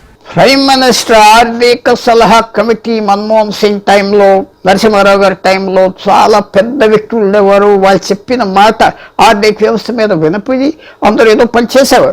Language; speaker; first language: Telugu; native; Telugu